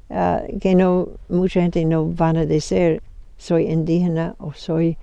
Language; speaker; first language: Spanish; non-native, fluent; English